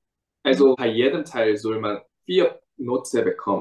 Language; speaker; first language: German; non-native, fluent; Korean